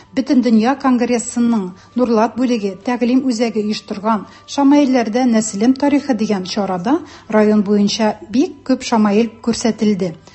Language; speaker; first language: Tatar; native; Tatar